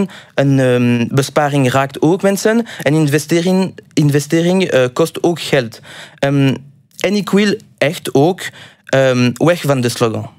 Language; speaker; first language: Dutch; non-native, local second language; French